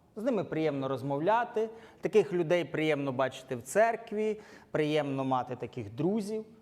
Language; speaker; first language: Ukrainian; non-native, local second language; Russian